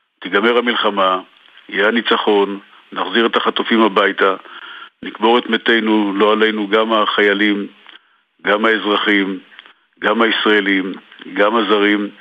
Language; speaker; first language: Hebrew; native; Hebrew